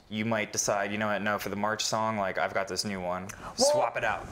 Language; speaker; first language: English; native; English